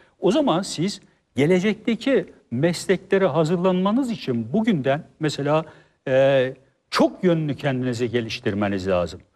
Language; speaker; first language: Turkish; native; Turkish